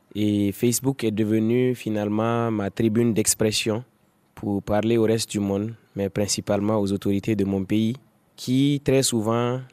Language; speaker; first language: French; non-native, local second language; Fula